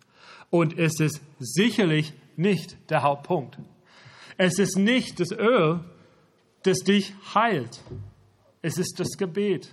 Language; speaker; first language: German; non-native, fluent; English